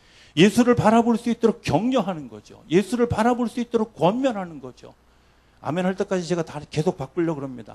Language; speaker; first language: Korean; native; Korean